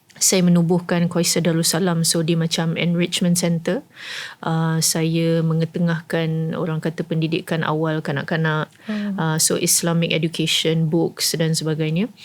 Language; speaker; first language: Malay; early bilingual, heritage; Malay